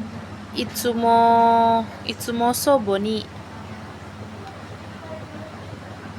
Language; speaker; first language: Japanese; non-native, learner; Indonesian